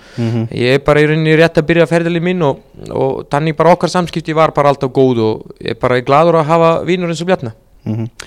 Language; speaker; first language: Icelandic; non-native, fluent; Serbian